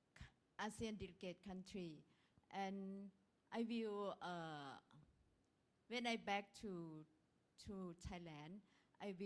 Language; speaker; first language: English; non-native, learner; Thai